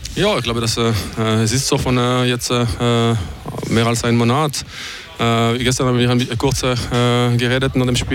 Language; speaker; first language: German; non-native, local second language; French